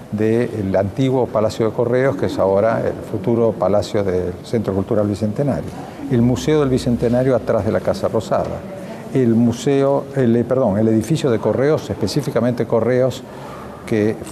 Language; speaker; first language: Spanish; native; Spanish